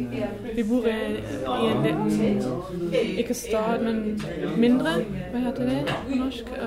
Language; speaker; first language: Norwegian; non-native, learner; German